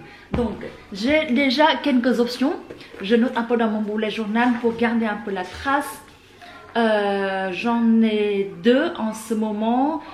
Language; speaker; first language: French; non-native, fluent; Vietnamese